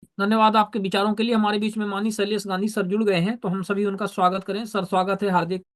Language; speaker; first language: Hindi; native; Hindi